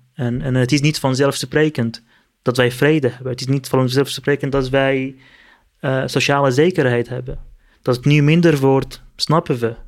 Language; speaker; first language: Dutch; non-native, fluent; Kurdish